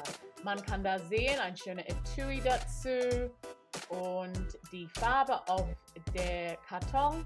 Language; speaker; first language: German; non-native, fluent; English